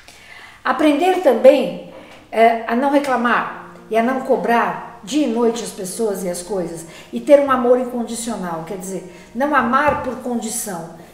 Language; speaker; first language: Portuguese; native; Portuguese